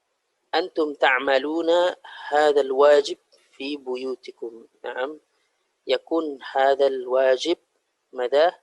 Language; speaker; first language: Arabic; non-native, fluent; Indonesian